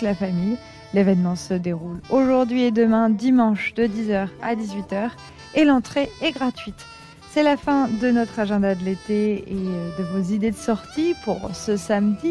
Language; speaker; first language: French; native; French